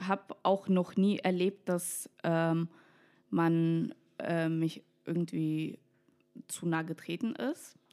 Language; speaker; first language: German; non-native, fluent; Russian